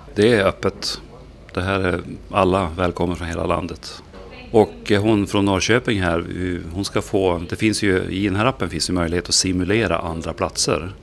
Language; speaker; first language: Swedish; native; Swedish